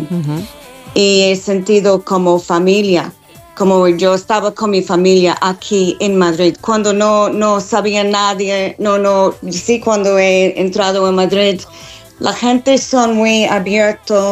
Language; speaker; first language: Spanish; non-native, fluent; English